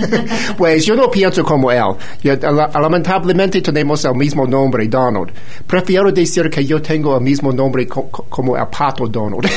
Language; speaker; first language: Spanish; non-native, fluent; English